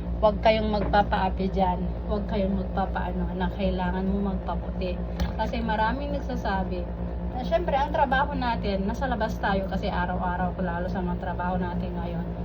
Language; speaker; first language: Filipino; non-native, local second language; Iloko